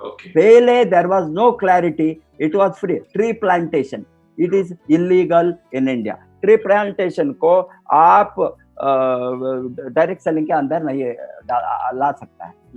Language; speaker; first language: Hindi; non-native, local second language; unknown